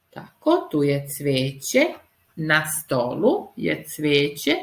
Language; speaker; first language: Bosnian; early bilingual, heritage; Serbian